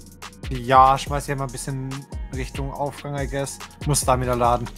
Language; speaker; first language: German; native; German